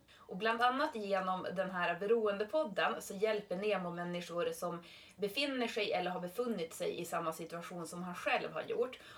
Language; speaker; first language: Swedish; native; Swedish